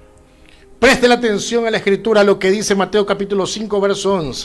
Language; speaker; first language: Spanish; native; Spanish